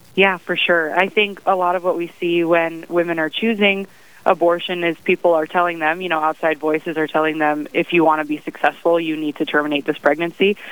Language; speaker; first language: English; native; English